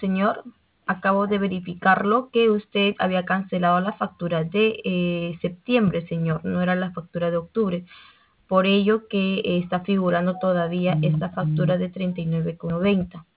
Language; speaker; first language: Spanish; native; Spanish